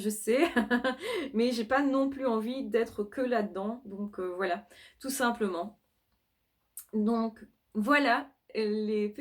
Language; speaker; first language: French; native; French